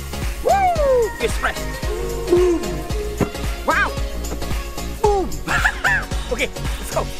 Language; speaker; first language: English; non-native, learner; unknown